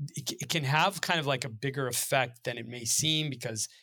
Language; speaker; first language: English; native; English